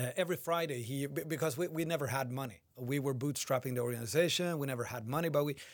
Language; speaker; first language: English; non-native, fluent; Swedish